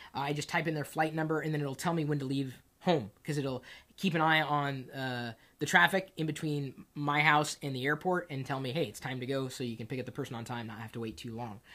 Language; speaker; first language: English; native; English